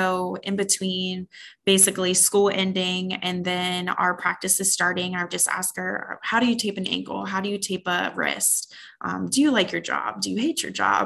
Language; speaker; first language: English; native; English